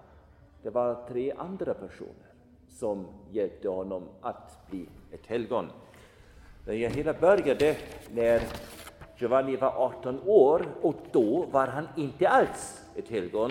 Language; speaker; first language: Swedish; non-native, fluent; German